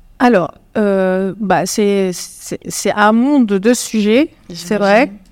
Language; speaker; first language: French; non-native, local second language; Arabic